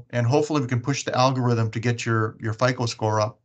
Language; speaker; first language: English; native; English